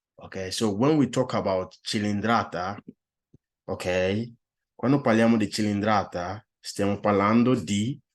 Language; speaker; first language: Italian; non-native, fluent; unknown